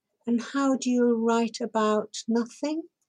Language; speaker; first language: English; early bilingual, other home language; Persian